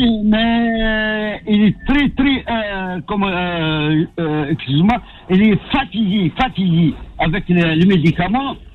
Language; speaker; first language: French; non-native, learner; Arabic